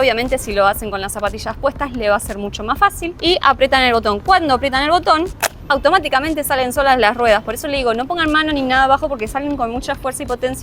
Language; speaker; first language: Spanish; native; Spanish